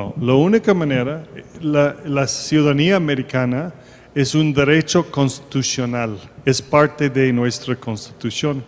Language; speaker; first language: Spanish; non-native, fluent; English